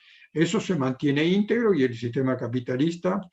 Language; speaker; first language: Spanish; non-native, fluent; Italian